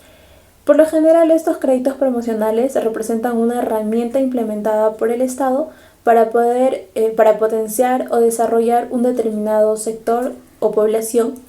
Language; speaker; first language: Spanish; native; Spanish